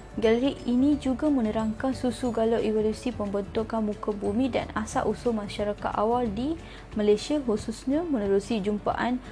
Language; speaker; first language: Malay; non-native, local second language; Tamil